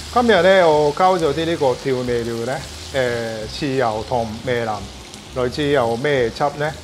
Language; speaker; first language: Cantonese; non-native, fluent; Japanese